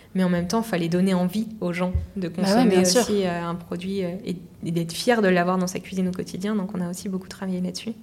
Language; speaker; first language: French; native; French